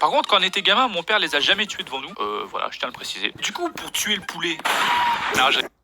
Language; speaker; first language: French; native; French